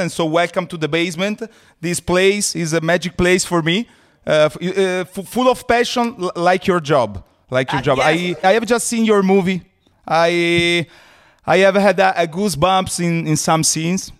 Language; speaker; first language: English; non-native, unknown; Italian